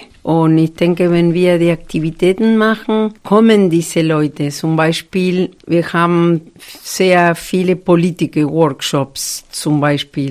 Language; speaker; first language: German; non-native, fluent; Spanish